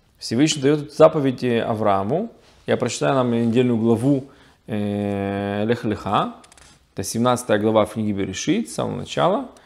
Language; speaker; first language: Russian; early bilingual, heritage; Russian